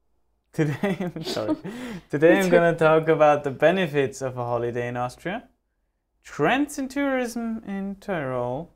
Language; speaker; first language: English; non-native, fluent; German